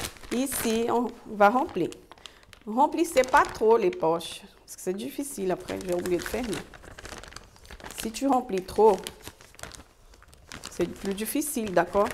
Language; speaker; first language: French; non-native, fluent; Portuguese